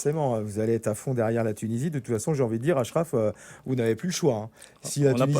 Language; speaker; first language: French; native; French